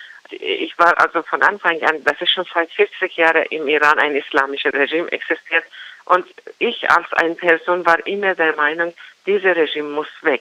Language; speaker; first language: German; non-native, fluent; Persian